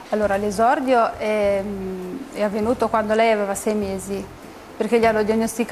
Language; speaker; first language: Italian; native; Italian